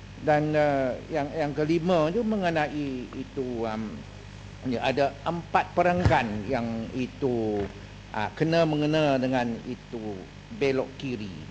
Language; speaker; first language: Malay; non-native, local second language; Chinese